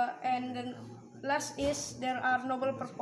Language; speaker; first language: English; non-native, learner; Indonesian